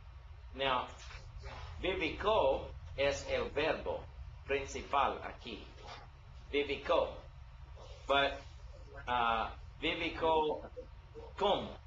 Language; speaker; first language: Spanish; non-native, learner; English